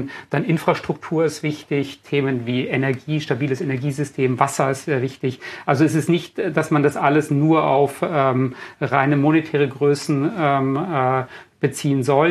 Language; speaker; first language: German; native; German